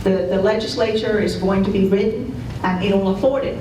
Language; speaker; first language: English; non-native, fluent; Spanish